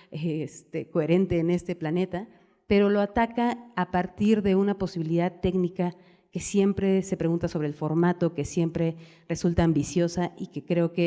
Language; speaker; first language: Spanish; native; Spanish